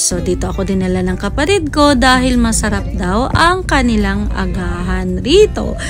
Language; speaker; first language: Filipino; native; Filipino